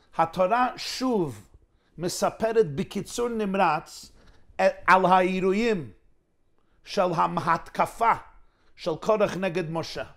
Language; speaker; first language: Hebrew; non-native, fluent; English